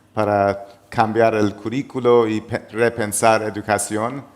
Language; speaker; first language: Spanish; non-native, learner; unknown